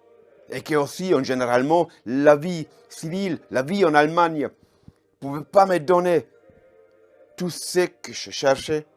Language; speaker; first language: French; non-native, fluent; German